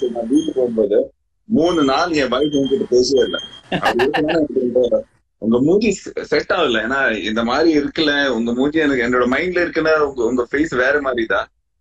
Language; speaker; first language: Tamil; non-native, fluent; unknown